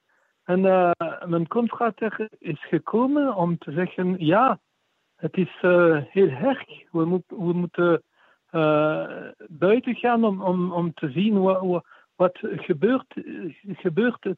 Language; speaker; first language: Dutch; non-native, fluent; French